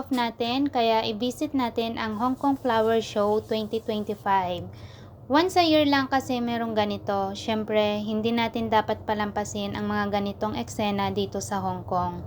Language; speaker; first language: Filipino; native; Filipino